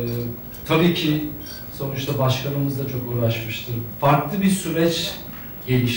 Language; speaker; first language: Turkish; native; Turkish